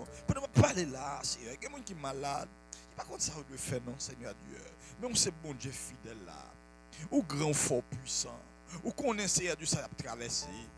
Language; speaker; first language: French; non-native, local second language; Haitian Creole